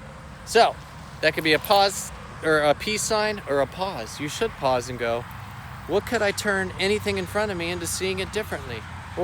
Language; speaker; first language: English; native; English